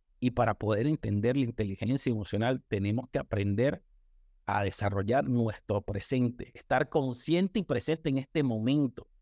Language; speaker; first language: Spanish; native; Spanish